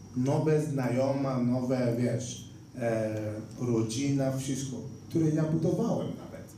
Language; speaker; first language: Polish; non-native, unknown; Igbo